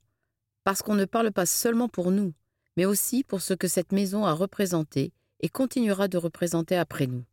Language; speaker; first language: French; native; French